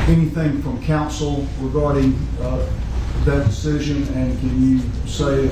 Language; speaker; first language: English; native; English